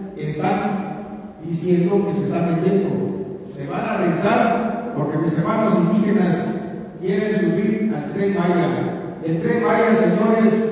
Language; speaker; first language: Spanish; non-native, local second language; Yucateco